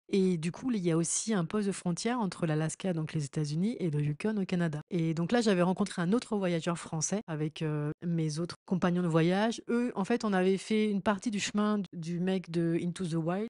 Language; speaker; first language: French; native; French